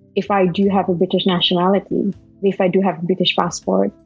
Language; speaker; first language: English; non-native, fluent; Malay